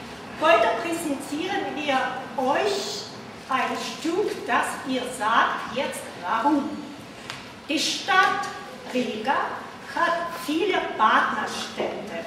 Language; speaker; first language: German; non-native, fluent; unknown